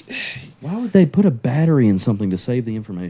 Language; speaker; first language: English; native; English